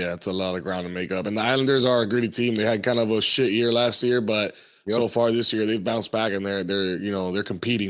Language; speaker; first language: English; native; English